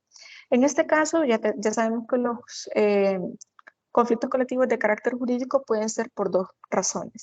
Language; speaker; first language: Spanish; native; Spanish